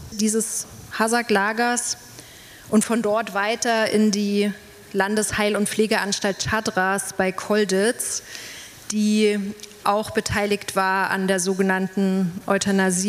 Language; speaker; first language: German; native; German